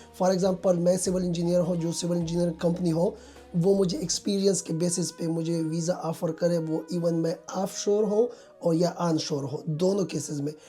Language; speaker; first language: Urdu; non-native, local second language; Pashto